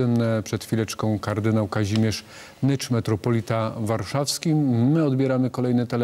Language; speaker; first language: Polish; native; Polish